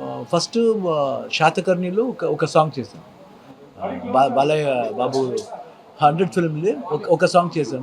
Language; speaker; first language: Telugu; non-native, learner; Kannada